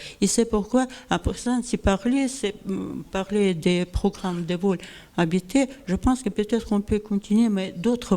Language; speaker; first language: French; non-native, learner; Russian